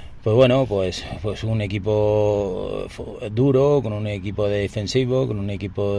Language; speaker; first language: Spanish; native; Spanish